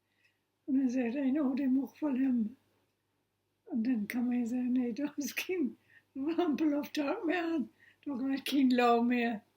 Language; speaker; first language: German; non-native, local second language; Low German